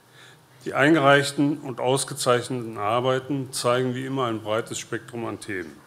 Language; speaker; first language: German; native; German